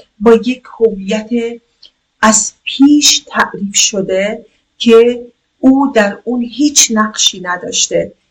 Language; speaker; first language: Persian; non-native, local second language; Kurdish